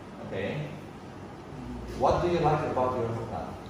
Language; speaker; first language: English; non-native, fluent; Vietnamese